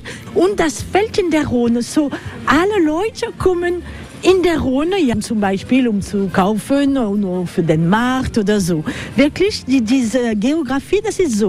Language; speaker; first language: German; non-native, learner; French